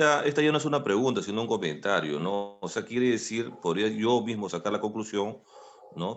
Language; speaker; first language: Spanish; native; Spanish